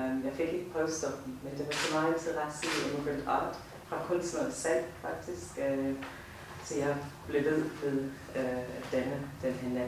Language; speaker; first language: Danish; non-native, fluent; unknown